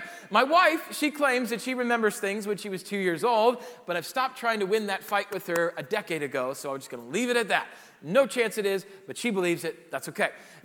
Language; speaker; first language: English; native; English